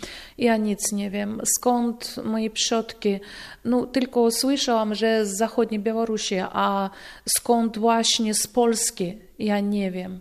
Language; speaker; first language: Polish; non-native, fluent; Russian